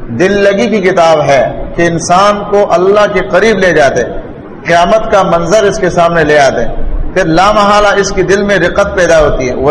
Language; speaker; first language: Urdu; non-native, local second language; Pashto